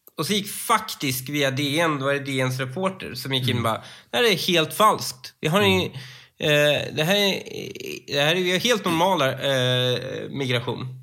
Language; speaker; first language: Swedish; early bilingual, other home language; Persian